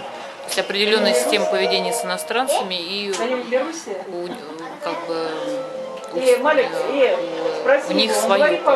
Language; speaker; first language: Russian; native; Russian